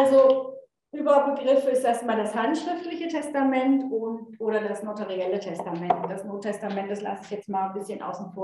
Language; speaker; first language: German; native; German